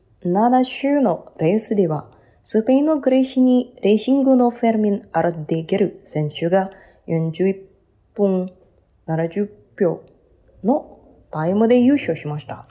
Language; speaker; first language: Japanese; non-native, fluent; Indonesian